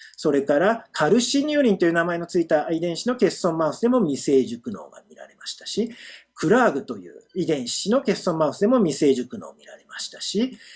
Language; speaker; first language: Japanese; native; Japanese